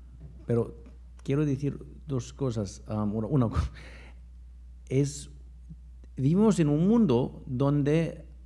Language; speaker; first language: Spanish; non-native, fluent; German